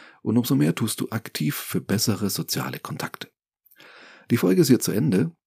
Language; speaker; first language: German; native; German